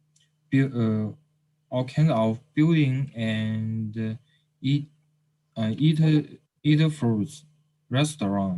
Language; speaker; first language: English; non-native, learner; Chinese